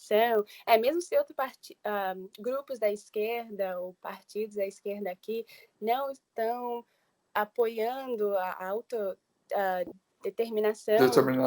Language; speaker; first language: Portuguese; early bilingual, heritage; English